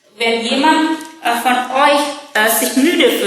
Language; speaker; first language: German; non-native, learner; Indonesian